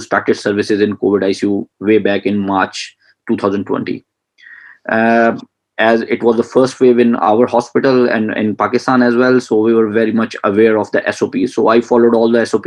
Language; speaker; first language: English; non-native, local second language; Punjabi